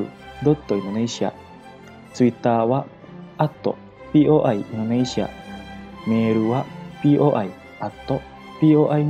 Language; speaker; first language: Japanese; non-native, fluent; Indonesian